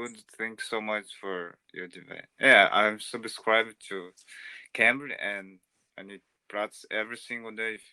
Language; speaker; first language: English; non-native, learner; Portuguese